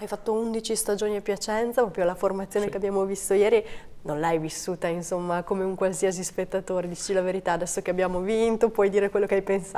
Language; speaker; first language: Italian; native; Italian